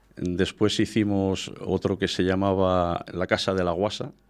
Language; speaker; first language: Spanish; native; Spanish